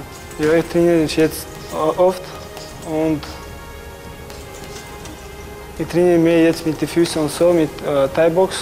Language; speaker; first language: German; non-native, learner; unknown